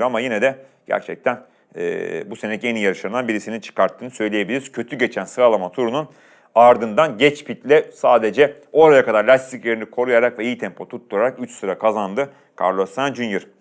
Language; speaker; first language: Turkish; native; Turkish